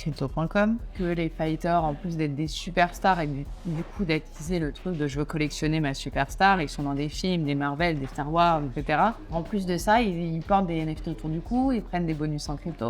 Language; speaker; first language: French; native; French